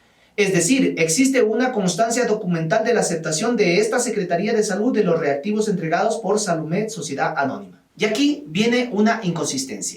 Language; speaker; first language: Spanish; native; Spanish